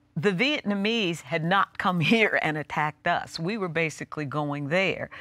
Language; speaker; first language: English; native; English